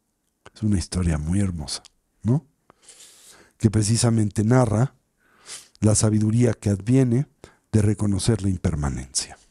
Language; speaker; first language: Spanish; native; Spanish